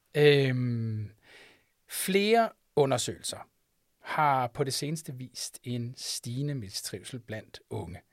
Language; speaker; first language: Danish; early bilingual, other home language; French